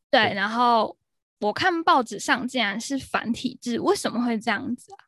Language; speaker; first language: Chinese; native; Chinese